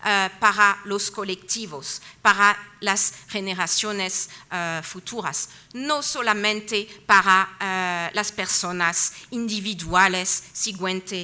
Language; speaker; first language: Spanish; non-native, fluent; French